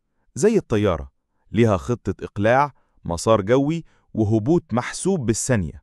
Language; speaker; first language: Arabic; native; Arabic